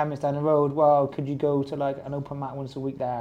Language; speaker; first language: English; native; English